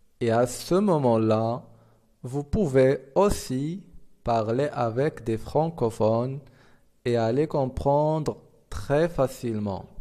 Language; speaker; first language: French; non-native, fluent; Arabic